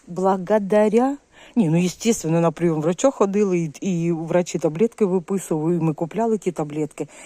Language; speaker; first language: Russian; non-native, local second language; Ukrainian